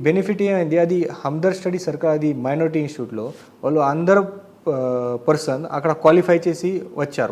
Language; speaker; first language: Telugu; non-native, local second language; Marathi